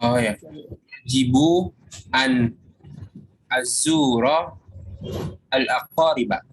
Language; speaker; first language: Arabic; non-native, learner; Indonesian